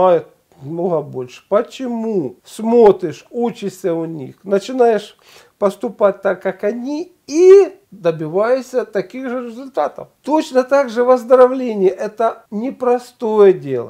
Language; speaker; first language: Russian; native; Russian